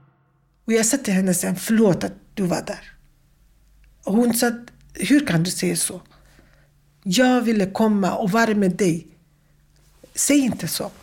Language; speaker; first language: Swedish; non-native, fluent; Kurdish